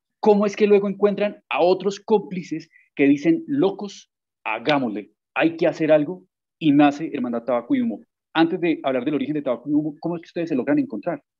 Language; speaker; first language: Spanish; native; Spanish